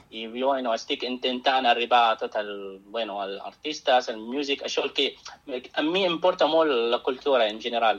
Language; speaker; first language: Catalan; non-native, fluent; Arabic